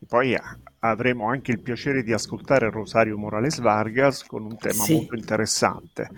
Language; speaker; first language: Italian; non-native, fluent; Spanish